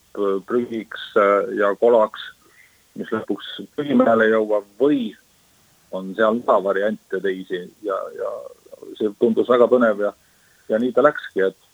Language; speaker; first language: Estonian; native; Estonian